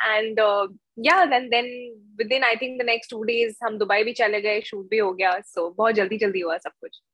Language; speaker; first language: Hindi; native; Hindi